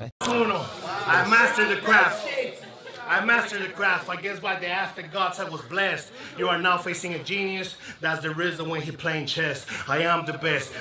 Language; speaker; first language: English; non-native, fluent; Spanish